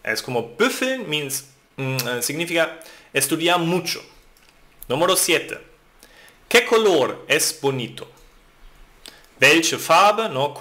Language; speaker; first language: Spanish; non-native, fluent; German